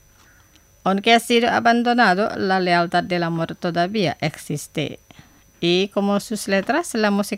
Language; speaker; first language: Spanish; non-native, fluent; Indonesian